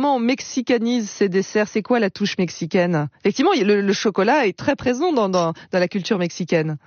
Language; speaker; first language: French; native; French